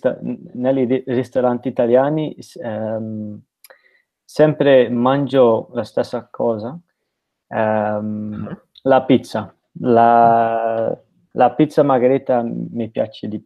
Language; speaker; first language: Italian; non-native, learner; Dutch